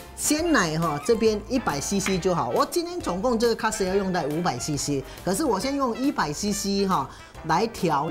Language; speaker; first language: Chinese; native; Chinese